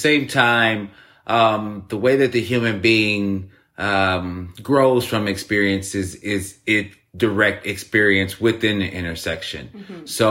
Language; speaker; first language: English; native; English